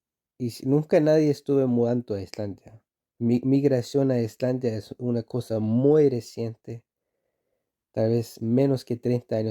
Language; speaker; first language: Spanish; non-native, fluent; Icelandic